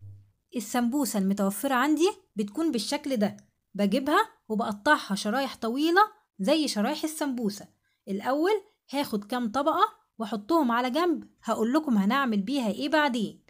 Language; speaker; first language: Arabic; native; Arabic